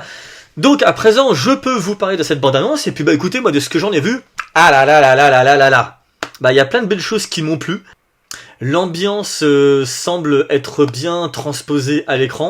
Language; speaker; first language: French; native; French